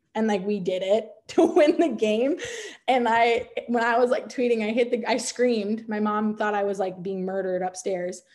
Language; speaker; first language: English; native; English